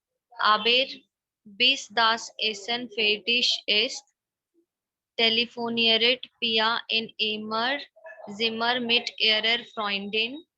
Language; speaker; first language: German; non-native, learner; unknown